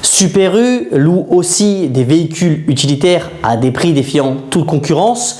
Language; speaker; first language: French; native; French